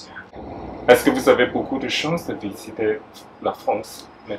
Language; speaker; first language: French; non-native, fluent; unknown